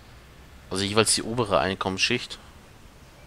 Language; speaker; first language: German; native; German